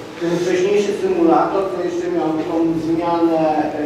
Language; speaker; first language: Polish; native; Polish